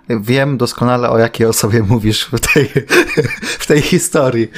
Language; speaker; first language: Polish; native; Polish